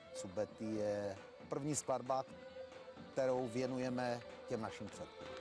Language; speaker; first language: Czech; early bilingual, other home language; Greek